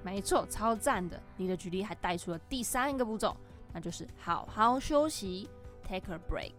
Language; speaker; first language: Chinese; native; Chinese